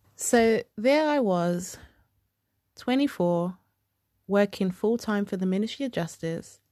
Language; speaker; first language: English; early bilingual, other home language; Yoruba